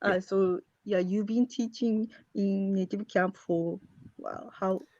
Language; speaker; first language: English; non-native, learner; Japanese